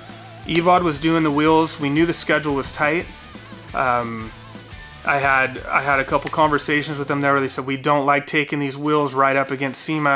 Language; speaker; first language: English; native; English